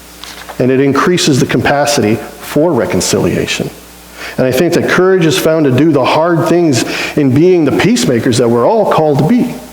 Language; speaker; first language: English; native; English